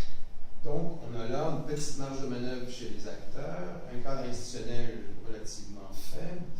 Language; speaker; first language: French; native; French